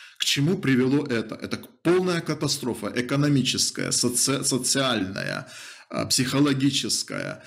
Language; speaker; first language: Russian; native; Russian